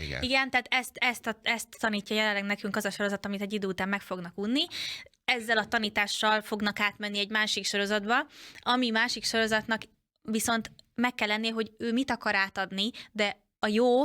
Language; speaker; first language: Hungarian; native; Hungarian